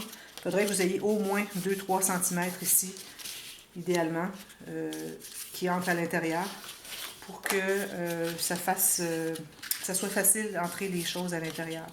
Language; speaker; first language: French; native; French